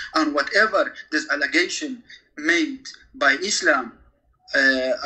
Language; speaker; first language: English; non-native, fluent; Kurdish